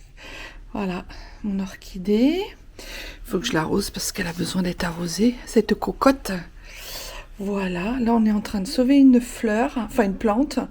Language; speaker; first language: French; native; French